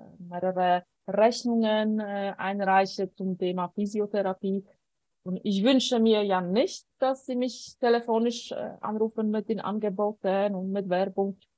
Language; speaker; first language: German; non-native, fluent; Polish